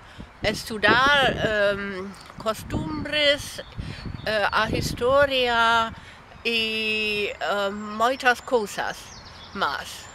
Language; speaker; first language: Galician; non-native, learner; German